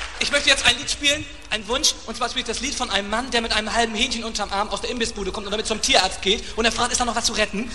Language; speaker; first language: German; native; German